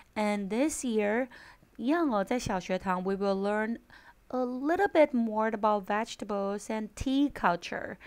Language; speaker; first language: English; non-native, fluent; Chinese